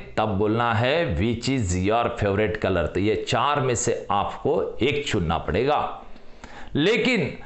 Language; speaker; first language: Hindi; non-native, local second language; Marathi